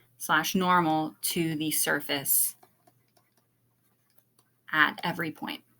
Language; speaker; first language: English; native; English